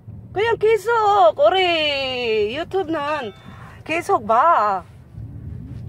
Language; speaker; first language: Korean; non-native, learner; Filipino